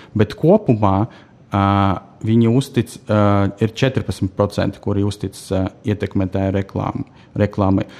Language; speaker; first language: Latvian; non-native, local second language; Russian